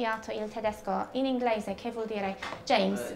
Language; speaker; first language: Italian; non-native, fluent; English